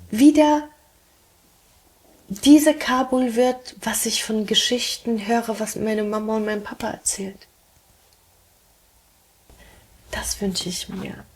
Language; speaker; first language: German; early bilingual, heritage; German